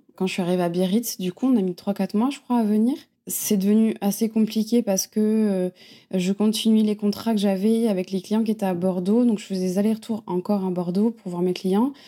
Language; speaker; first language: French; native; French